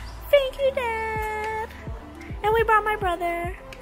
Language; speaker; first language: English; early bilingual, other home language; Spanish